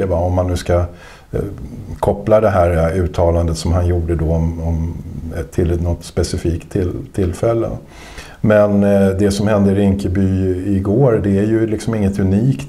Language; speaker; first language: Swedish; native; Swedish